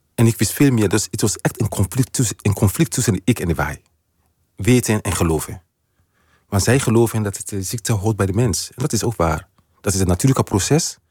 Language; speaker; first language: Dutch; non-native, fluent; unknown